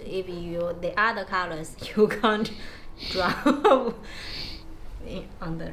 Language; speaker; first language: English; non-native, learner; Chinese